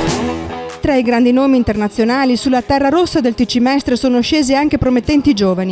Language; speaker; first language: Italian; native; Italian